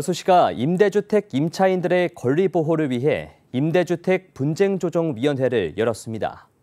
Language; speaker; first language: Korean; native; Korean